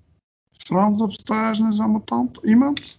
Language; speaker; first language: French; non-native, fluent; Dutch